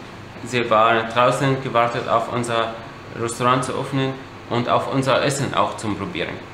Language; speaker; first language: German; non-native, learner; Arabic